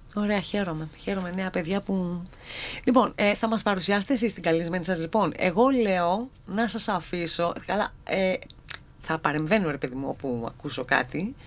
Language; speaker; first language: Greek; native; Greek